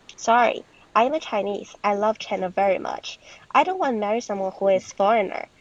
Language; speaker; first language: English; non-native, fluent; Chinese